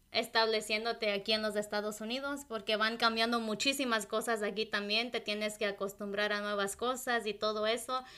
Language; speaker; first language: Spanish; non-native, local second language; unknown